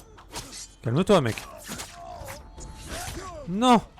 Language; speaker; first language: French; native; French